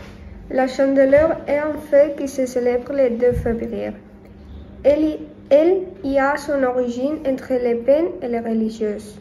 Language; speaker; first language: French; non-native, learner; Spanish